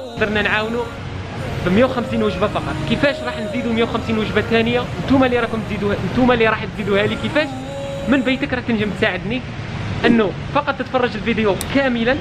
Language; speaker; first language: Arabic; native; Arabic